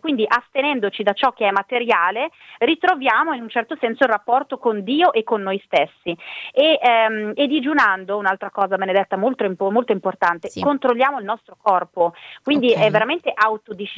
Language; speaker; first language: Italian; native; Italian